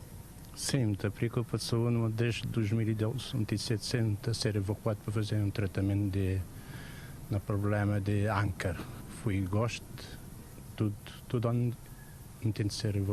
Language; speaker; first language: Portuguese; non-native, learner; Kabuverdianu